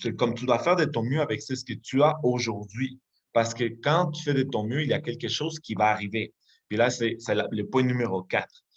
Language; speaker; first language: French; non-native, fluent; Spanish